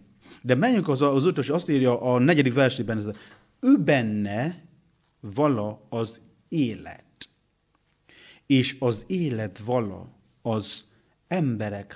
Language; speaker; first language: Hungarian; non-native, learner; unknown